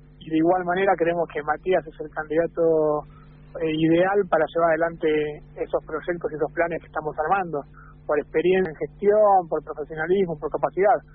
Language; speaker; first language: Spanish; native; Spanish